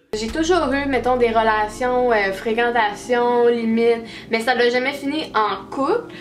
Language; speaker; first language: French; native; French